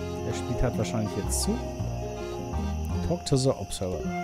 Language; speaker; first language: German; native; German